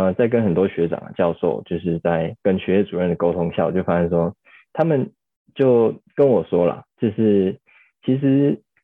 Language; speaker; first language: Chinese; native; Chinese